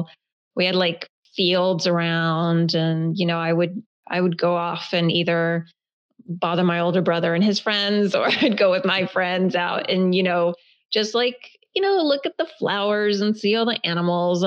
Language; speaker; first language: English; early bilingual, other home language; Hebrew